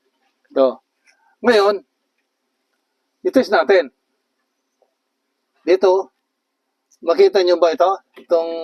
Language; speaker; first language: Filipino; native; Filipino